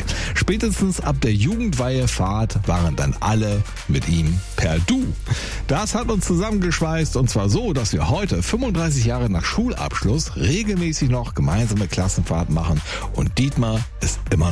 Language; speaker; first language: German; native; German